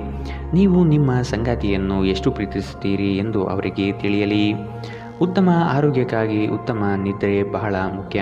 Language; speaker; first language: Kannada; native; Kannada